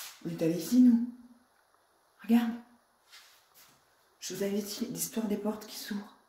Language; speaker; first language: French; native; French